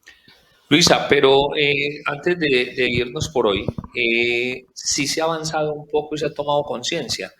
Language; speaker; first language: Spanish; native; Spanish